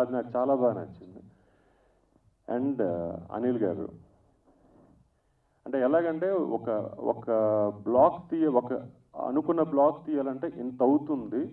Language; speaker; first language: Telugu; native; Telugu